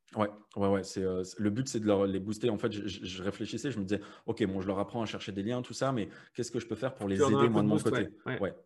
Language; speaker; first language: French; native; French